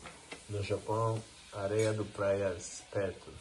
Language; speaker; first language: Portuguese; non-native, learner; English